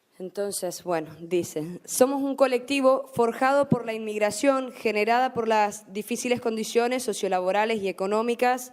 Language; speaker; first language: Spanish; native; Spanish